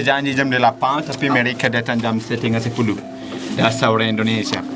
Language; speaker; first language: Indonesian; non-native, learner; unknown